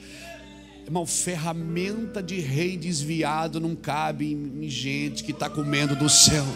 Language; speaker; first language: Portuguese; native; Portuguese